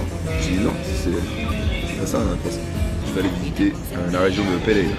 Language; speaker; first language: French; native; French